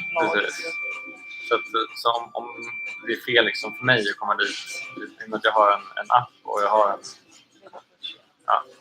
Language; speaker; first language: Swedish; native; Swedish